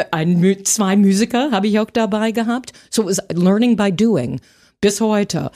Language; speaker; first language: German; non-native, fluent; English